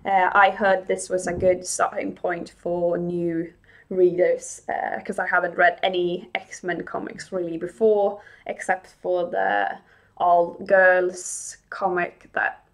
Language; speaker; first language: English; non-native, fluent; Swedish